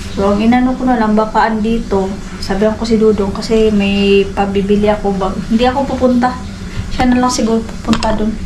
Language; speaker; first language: Filipino; non-native, local second language; Cebuano